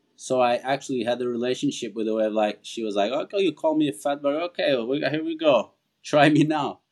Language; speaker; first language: English; non-native, fluent; Portuguese